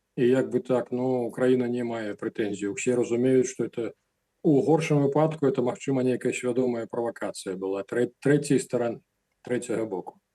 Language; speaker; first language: Belarusian; non-native, local second language; Russian